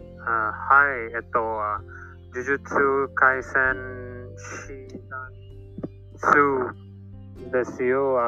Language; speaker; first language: Japanese; non-native, learner; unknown